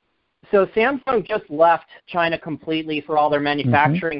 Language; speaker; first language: English; native; English